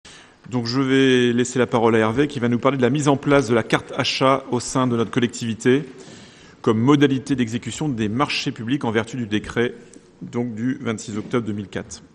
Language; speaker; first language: French; native; French